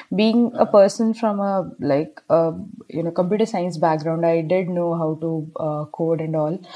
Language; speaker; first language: English; non-native, local second language; Hindi